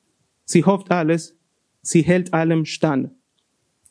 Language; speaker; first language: German; non-native, learner; Spanish